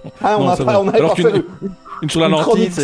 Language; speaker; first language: French; native; French